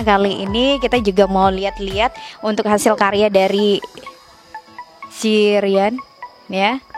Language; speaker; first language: Indonesian; native; Indonesian